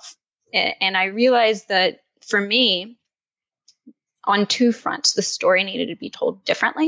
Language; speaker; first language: English; native; English